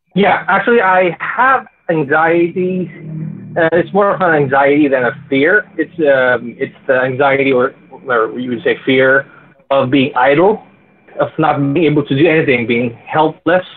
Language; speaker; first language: English; non-native, local second language; Filipino